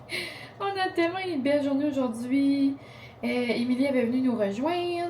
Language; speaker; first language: French; native; French